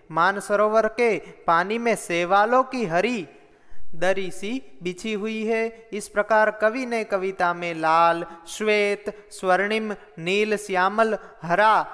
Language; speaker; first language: Hindi; non-native, local second language; Gujarati